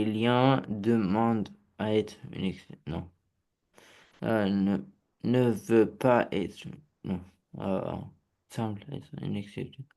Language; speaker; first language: French; non-native, learner; Romanian